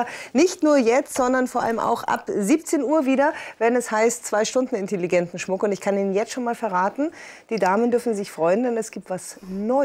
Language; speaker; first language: German; native; German